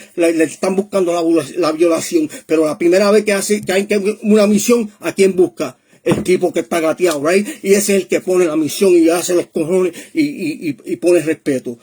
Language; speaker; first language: Spanish; early bilingual, heritage; Spanish